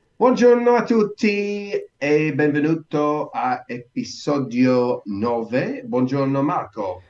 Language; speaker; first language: Italian; non-native, learner; English